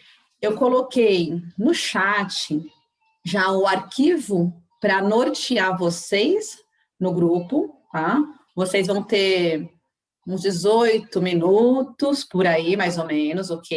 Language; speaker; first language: Portuguese; native; Portuguese